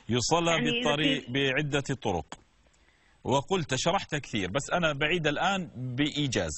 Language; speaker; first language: Arabic; native; Arabic